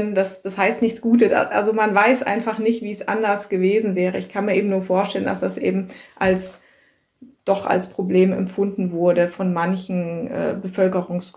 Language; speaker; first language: German; native; German